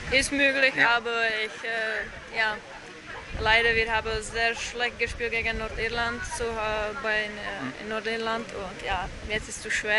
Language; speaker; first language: German; non-native, learner; Czech